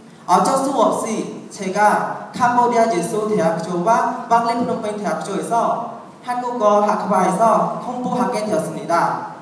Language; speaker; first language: Korean; non-native, learner; Khmer